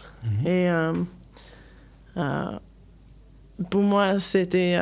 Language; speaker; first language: French; non-native, learner; English